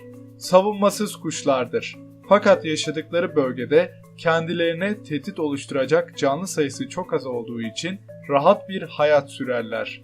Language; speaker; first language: Turkish; native; Turkish